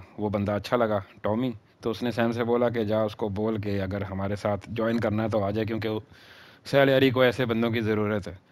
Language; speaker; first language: Urdu; native; Urdu